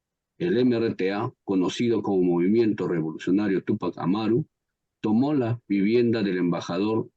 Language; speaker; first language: Spanish; native; Spanish